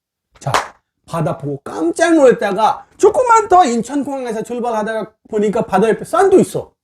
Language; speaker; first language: Korean; non-native, fluent; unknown